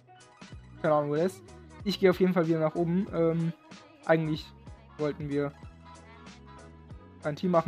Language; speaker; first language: German; native; German